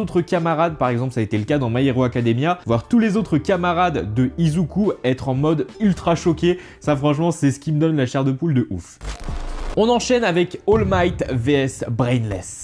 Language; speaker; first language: French; native; French